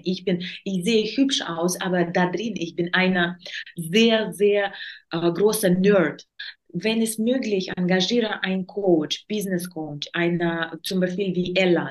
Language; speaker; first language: German; non-native, learner; Russian